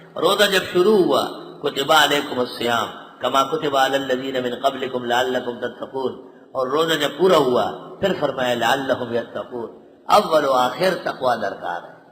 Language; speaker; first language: Urdu; non-native, local second language; Pashto